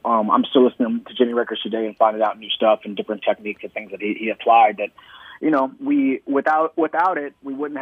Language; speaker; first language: English; native; English